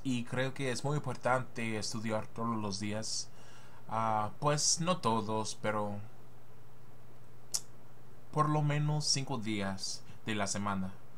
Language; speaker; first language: Spanish; non-native, learner; English